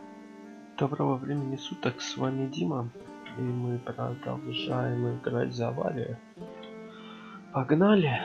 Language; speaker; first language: Russian; native; Russian